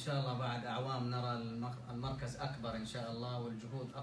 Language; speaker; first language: Arabic; native; Arabic